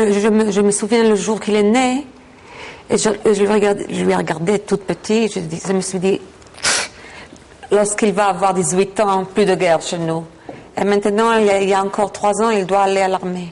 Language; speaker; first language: French; non-native, fluent; Hebrew